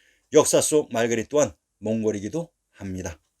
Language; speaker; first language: Korean; native; Korean